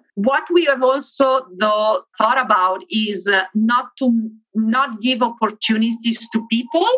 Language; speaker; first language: English; non-native, fluent; Italian